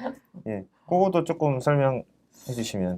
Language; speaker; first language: Korean; native; Korean